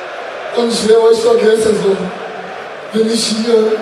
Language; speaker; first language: German; non-native, learner; Portuguese